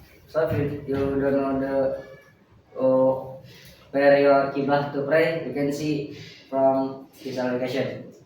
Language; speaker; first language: English; non-native, learner; Indonesian